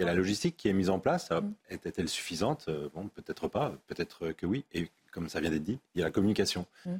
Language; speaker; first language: French; native; French